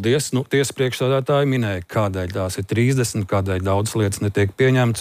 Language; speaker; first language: Latvian; native; Latvian